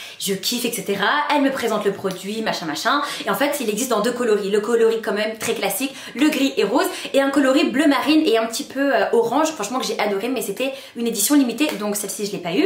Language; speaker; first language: French; native; French